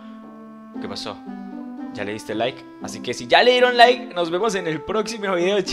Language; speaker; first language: Spanish; native; Spanish